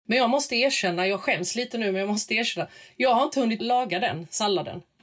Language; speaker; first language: Swedish; early bilingual, other home language; Russian